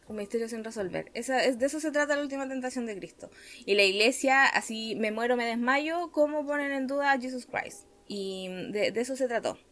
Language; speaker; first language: Spanish; native; Spanish